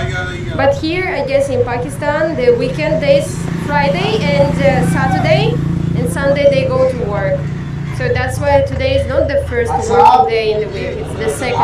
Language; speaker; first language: English; non-native, fluent; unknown